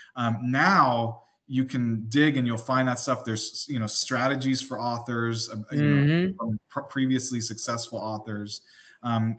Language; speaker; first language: English; native; English